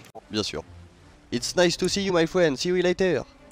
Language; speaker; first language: English; non-native, learner; French